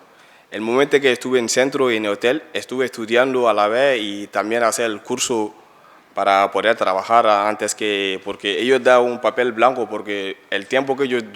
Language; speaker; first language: Spanish; non-native, learner; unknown